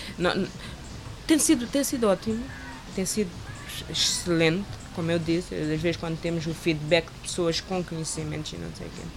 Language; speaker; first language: Portuguese; non-native, local second language; Kabuverdianu